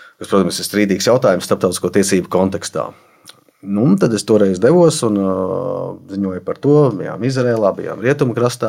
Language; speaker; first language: Latvian; native; Latvian